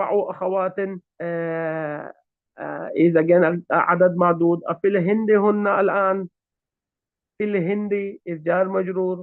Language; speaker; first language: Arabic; non-native, fluent; Urdu